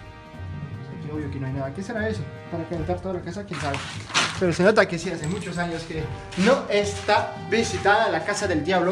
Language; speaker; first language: Spanish; non-native, fluent; French